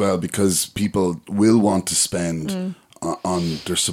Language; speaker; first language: English; native; English